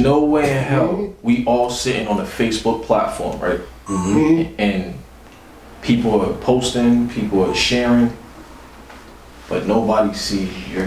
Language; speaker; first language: English; native; English